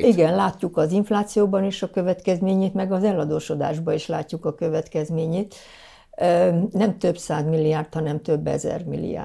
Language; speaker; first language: Hungarian; native; Hungarian